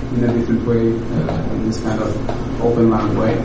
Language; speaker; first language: English; non-native, fluent; Portuguese